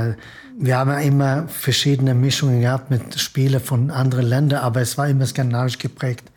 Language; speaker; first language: German; non-native, fluent; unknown